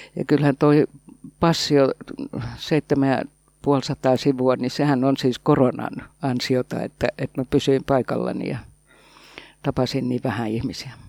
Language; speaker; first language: Finnish; native; Finnish